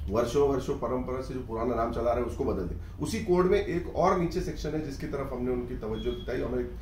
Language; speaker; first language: Hindi; non-native, local second language; Urdu